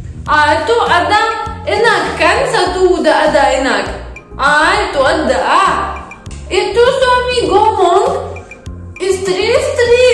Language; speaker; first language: Indonesian; non-native, learner; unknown